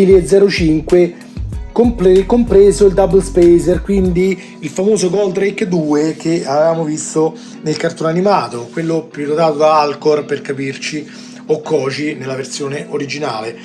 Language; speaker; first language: Italian; native; Italian